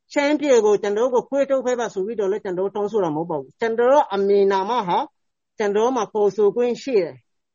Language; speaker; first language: Burmese; non-native, local second language; Rohingya